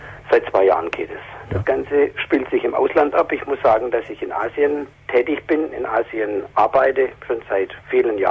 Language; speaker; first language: German; native; German